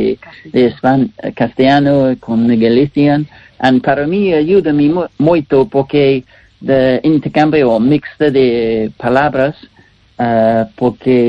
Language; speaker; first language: Spanish; non-native, learner; English